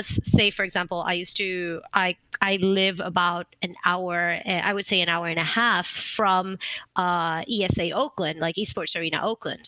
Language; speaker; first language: English; non-native, fluent; Spanish